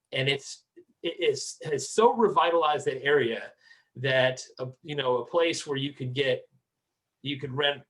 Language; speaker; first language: English; native; English